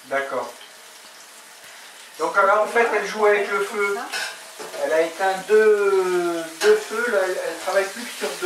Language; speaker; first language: French; native; French